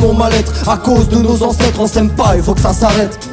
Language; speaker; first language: French; native; French